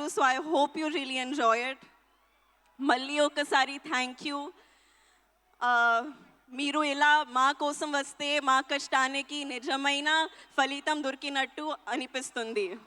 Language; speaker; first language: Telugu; non-native, local second language; Hindi